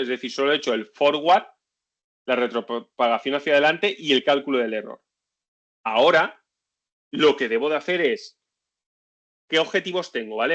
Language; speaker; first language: Spanish; native; Spanish